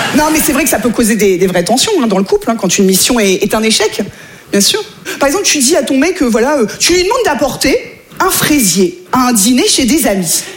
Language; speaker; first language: French; native; French